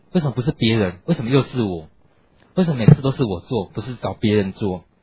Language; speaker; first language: Chinese; native; Chinese